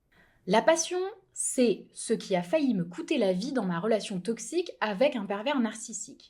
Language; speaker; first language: French; native; French